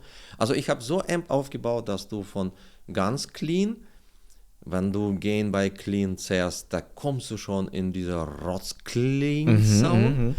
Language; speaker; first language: German; non-native, learner; Russian